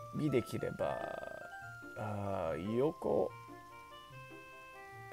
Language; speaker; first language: Japanese; non-native, learner; English